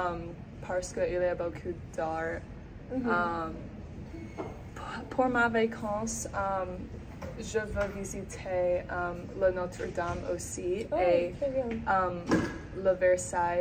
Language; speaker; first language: French; non-native, learner; English